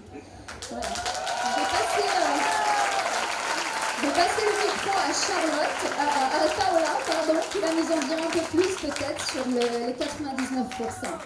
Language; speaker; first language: French; native; French